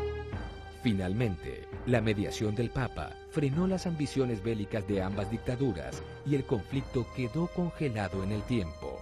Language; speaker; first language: Spanish; native; Spanish